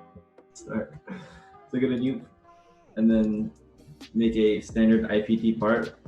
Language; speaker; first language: English; native; English